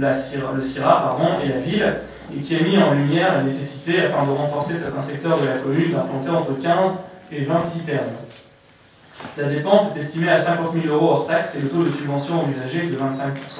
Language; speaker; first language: French; native; French